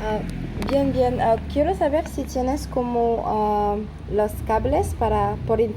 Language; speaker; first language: Spanish; non-native, learner; English